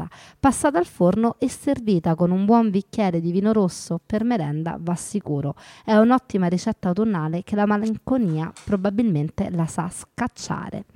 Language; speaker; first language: Italian; native; Italian